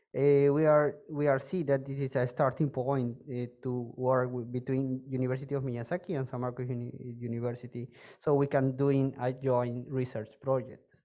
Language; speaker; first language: English; non-native, fluent; Spanish